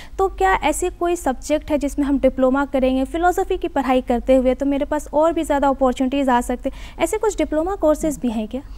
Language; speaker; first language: Hindi; native; Hindi